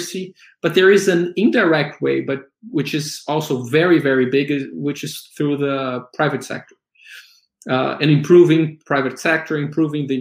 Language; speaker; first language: English; non-native, fluent; Portuguese